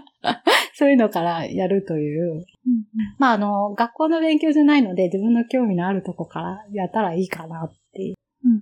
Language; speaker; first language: Japanese; native; Japanese